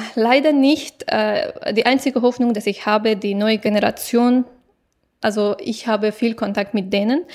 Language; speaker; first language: German; non-native, fluent; Persian